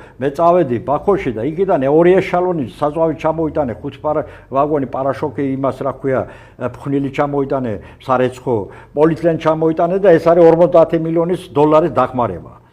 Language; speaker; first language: Georgian; non-native, local second language; Azerbaijani